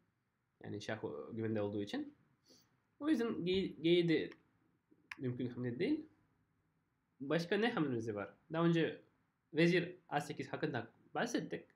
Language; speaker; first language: Turkish; non-native, fluent; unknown